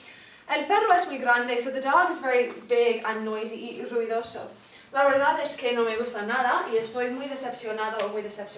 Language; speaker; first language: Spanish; non-native, fluent; English